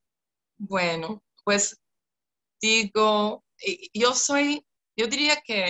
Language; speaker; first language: Spanish; non-native, fluent; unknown